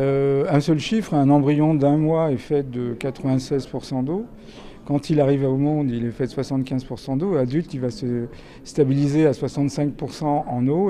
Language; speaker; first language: French; native; French